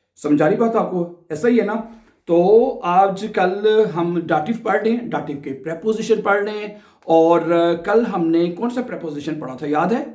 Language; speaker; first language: Urdu; non-native, local second language; Punjabi